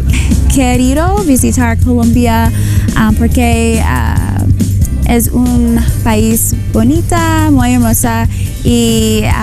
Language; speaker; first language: Spanish; non-native, learner; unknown